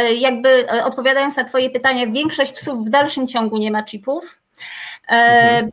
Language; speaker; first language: Polish; native; Polish